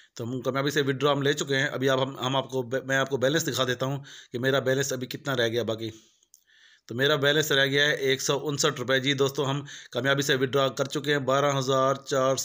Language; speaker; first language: Urdu; non-native, local second language; Punjabi